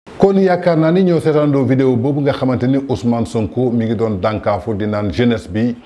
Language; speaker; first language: Wolof; native; Wolof